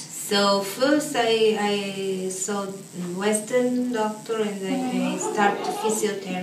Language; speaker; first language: English; non-native, fluent; Italian